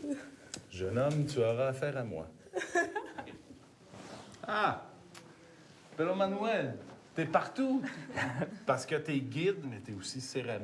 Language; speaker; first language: French; native; French